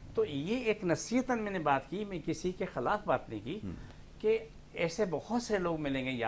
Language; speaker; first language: Urdu; non-native, local second language; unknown